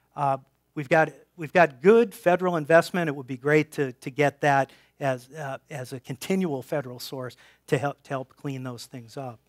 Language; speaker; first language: English; native; English